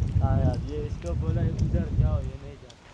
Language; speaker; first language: Hindi; non-native, local second language; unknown